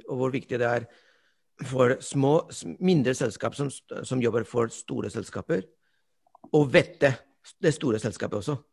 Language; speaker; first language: Norwegian; non-native, fluent; Spanish